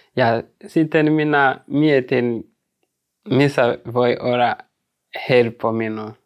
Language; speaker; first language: Finnish; non-native, learner; Rundi